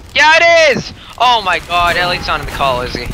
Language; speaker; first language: English; native; English